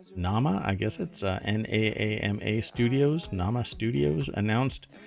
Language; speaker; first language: English; non-native, fluent; German